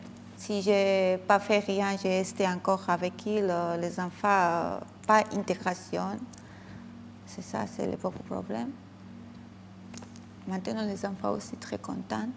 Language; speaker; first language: French; non-native, learner; Georgian